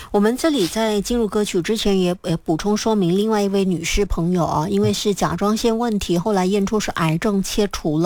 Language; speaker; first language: Chinese; native; Chinese